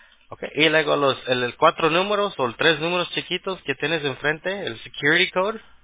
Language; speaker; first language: Spanish; early bilingual, heritage; Spanish